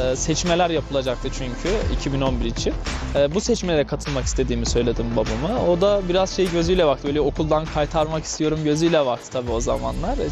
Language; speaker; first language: Turkish; native; Turkish